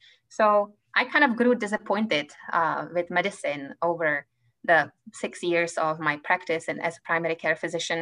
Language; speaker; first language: English; non-native, fluent; Czech